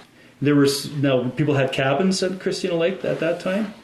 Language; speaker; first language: English; native; English